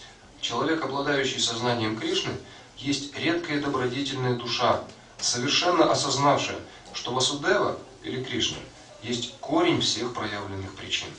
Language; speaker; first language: Russian; native; Russian